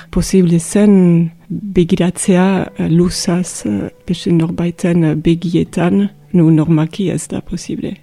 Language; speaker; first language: Basque; non-native, local second language; French